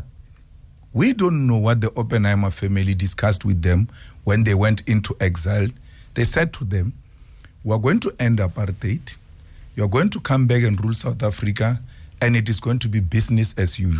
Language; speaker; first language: English; non-native, local second language; Northern Sotho